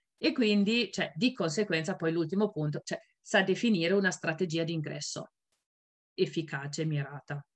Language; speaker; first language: Italian; non-native, fluent; German